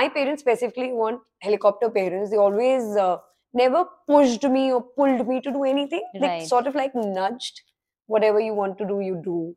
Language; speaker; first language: English; non-native, local second language; Hindi